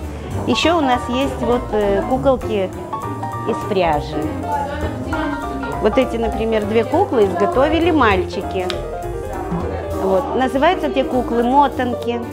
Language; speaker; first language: Russian; native; Russian